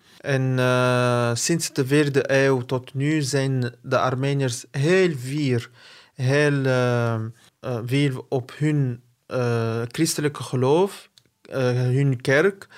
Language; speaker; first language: Dutch; non-native, fluent; Arabic